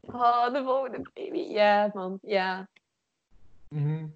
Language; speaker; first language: Dutch; native; Dutch